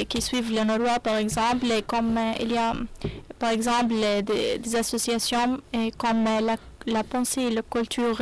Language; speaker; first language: French; non-native, learner; Arabic